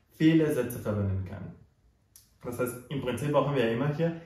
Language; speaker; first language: German; non-native, fluent; Spanish